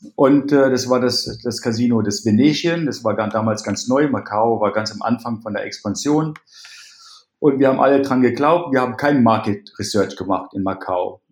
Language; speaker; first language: German; native; German